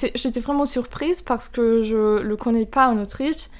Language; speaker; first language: French; non-native, fluent; German